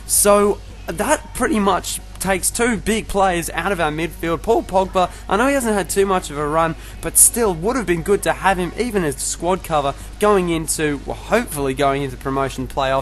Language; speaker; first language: English; native; English